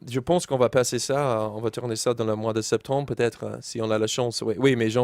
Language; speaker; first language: French; non-native, learner; English